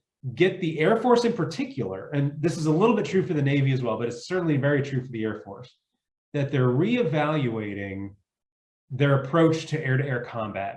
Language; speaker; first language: English; native; English